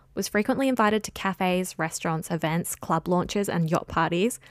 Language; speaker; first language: English; native; English